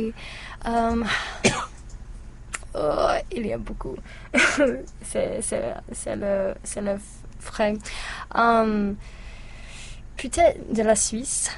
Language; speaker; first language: French; non-native, learner; English